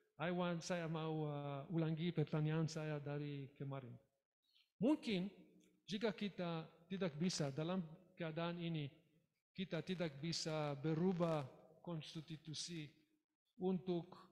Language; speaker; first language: Indonesian; non-native, learner; English